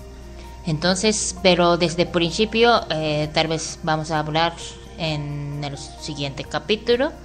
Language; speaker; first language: Spanish; non-native, fluent; Japanese